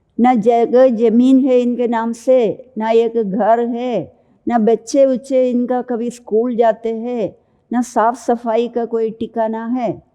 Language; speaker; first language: Hindi; non-native, local second language; Malayalam